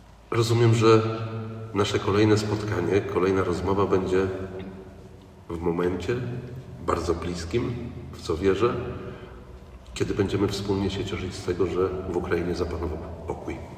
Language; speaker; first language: Polish; native; Polish